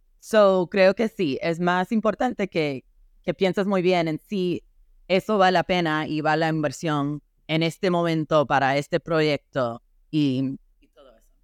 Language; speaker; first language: Spanish; non-native, fluent; English